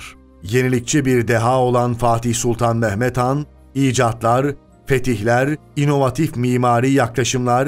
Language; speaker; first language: Turkish; native; Turkish